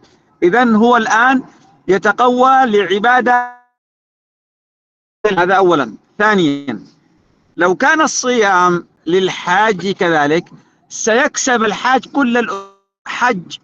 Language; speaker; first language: Arabic; native; Arabic